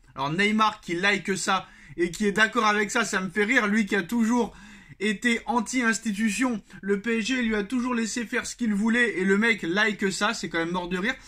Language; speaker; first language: French; native; French